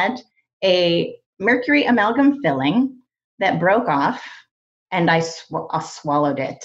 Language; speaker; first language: English; native; English